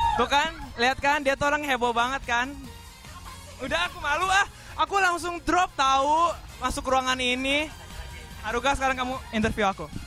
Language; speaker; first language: Indonesian; native; Indonesian